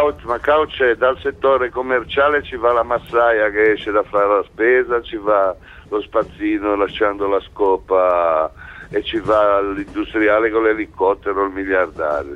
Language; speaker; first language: Italian; native; Italian